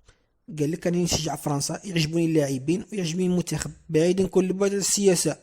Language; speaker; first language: Arabic; native; Arabic